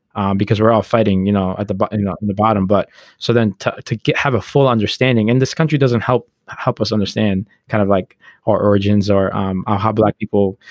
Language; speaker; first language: English; native; English